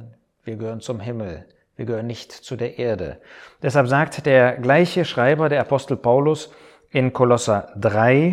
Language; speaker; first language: German; native; German